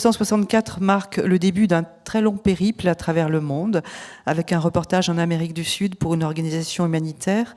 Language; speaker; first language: French; native; French